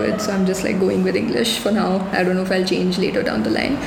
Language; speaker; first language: English; non-native, local second language; Hindi